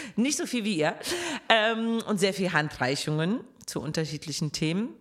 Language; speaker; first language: German; non-native, fluent; Russian